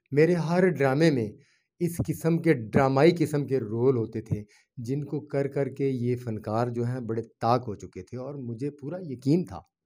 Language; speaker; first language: Urdu; non-native, local second language; Punjabi